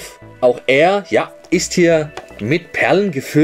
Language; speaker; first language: German; native; German